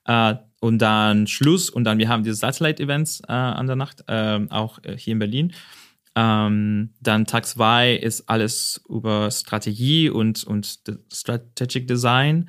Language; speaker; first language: German; non-native, fluent; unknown